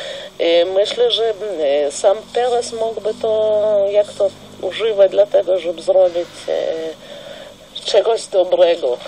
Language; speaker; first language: Polish; non-native, fluent; Russian